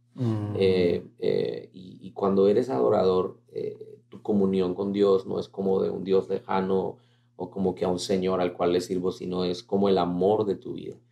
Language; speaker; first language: Spanish; native; Spanish